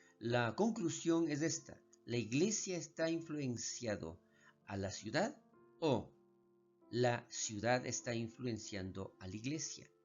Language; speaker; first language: Spanish; native; Spanish